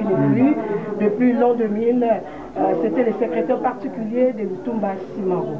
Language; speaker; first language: French; non-native, local second language; Lingala